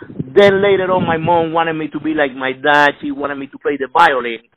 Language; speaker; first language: English; non-native, fluent; Spanish